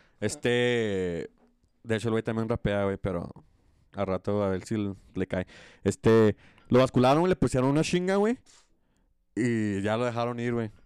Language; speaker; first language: Spanish; early bilingual, heritage; Spanish